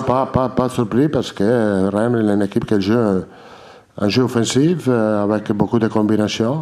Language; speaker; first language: French; non-native, learner; Italian